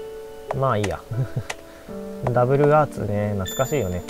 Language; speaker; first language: Japanese; native; Japanese